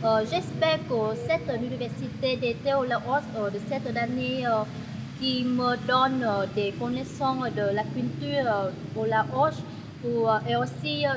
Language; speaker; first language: French; non-native, learner; Vietnamese